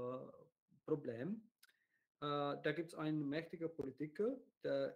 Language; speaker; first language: German; non-native, learner; Czech